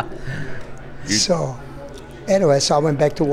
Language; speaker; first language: English; non-native, fluent; Italian